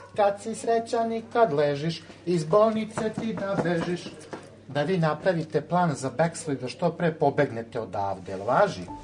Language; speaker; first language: Serbian; native; Serbian